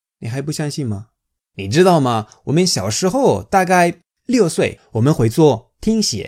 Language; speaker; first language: Chinese; non-native, fluent; Spanish